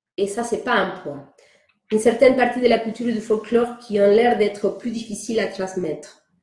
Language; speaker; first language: French; non-native, fluent; Spanish